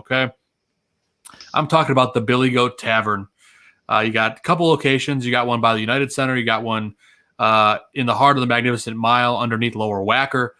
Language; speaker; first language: English; native; English